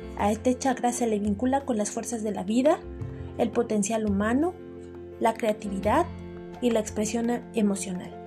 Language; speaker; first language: Spanish; native; Spanish